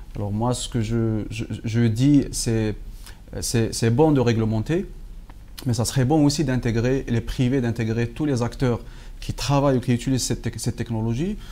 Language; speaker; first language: French; non-native, local second language; Arabic